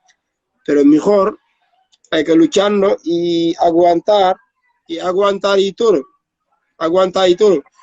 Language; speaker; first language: Spanish; non-native, learner; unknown